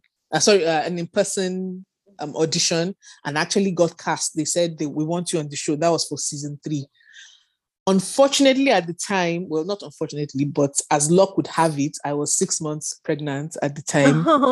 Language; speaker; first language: English; non-native, local second language; Yoruba